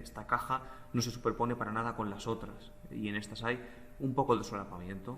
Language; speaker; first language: Spanish; native; Spanish